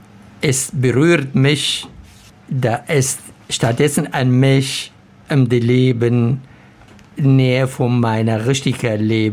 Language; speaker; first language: German; non-native, learner; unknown